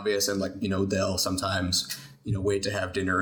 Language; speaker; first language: English; native; English